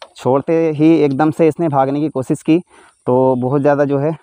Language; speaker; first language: Hindi; native; Hindi